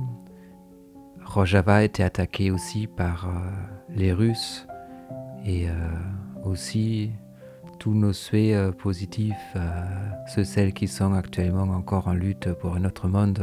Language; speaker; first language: French; non-native, fluent; German